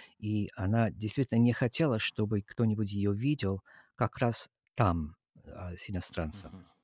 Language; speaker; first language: Russian; non-native, fluent; English